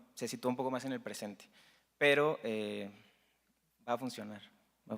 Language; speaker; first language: Spanish; native; Spanish